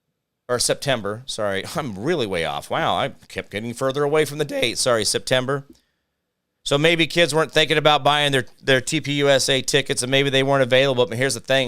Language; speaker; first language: English; native; English